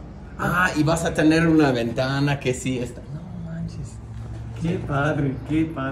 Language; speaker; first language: Spanish; non-native, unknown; English